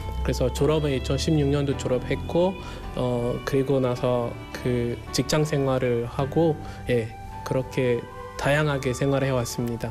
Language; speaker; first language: Korean; non-native, fluent; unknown